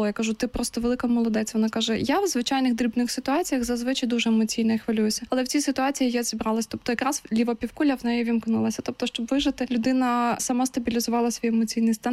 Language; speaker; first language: Ukrainian; native; Ukrainian